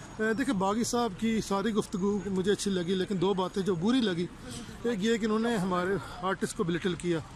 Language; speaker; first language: Urdu; non-native, fluent; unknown